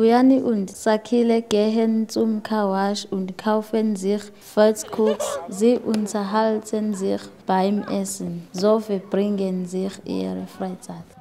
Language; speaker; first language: German; non-native, learner; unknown